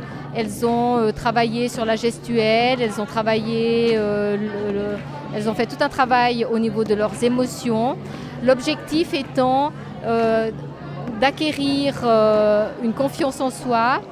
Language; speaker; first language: French; native; French